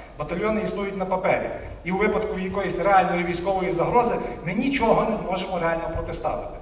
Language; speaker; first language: Ukrainian; native; Ukrainian